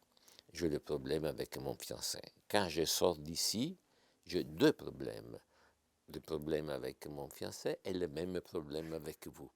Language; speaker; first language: French; non-native, fluent; Italian